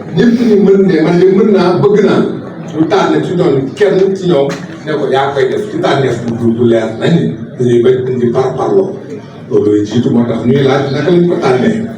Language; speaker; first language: Wolof; non-native, local second language; Fula